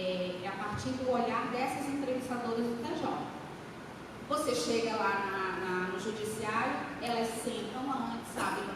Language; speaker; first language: Portuguese; native; Portuguese